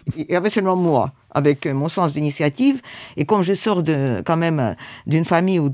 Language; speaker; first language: French; non-native, fluent; Russian